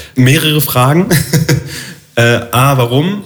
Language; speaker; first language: German; native; German